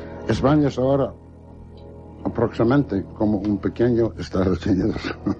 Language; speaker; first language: Spanish; non-native, learner; English